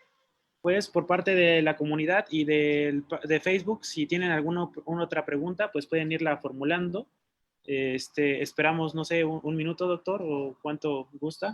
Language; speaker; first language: Spanish; native; Spanish